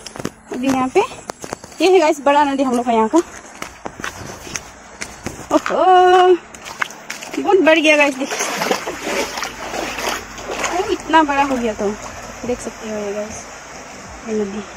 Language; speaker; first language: Hindi; non-native, local second language; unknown